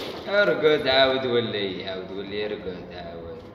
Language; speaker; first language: Arabic; native; Arabic